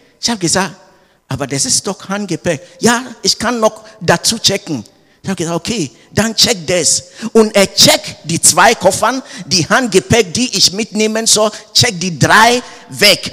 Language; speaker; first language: German; non-native, learner; English